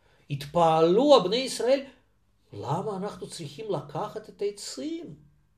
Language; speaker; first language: Hebrew; non-native, fluent; Russian